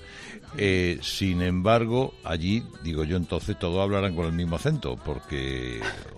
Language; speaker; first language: Spanish; native; Spanish